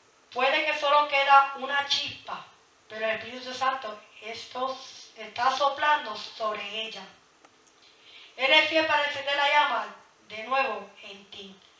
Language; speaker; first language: Spanish; early bilingual, heritage; Spanish